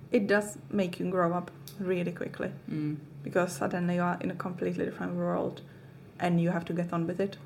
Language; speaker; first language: English; non-native, fluent; Czech